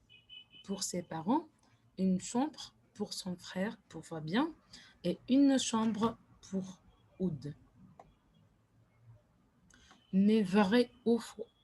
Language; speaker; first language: French; non-native, fluent; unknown